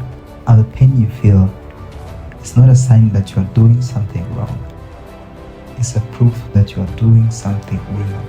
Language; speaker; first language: English; non-native, local second language; Kinyarwanda